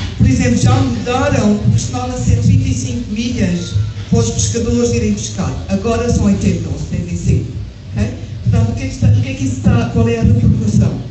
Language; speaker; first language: Portuguese; early bilingual, heritage; English